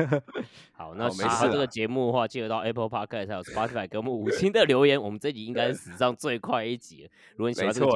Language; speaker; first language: Chinese; native; Chinese